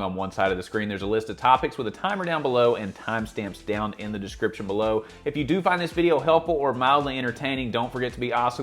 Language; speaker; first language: English; native; English